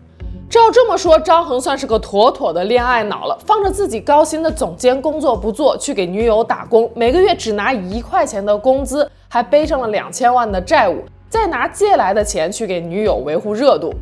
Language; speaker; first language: Chinese; native; Chinese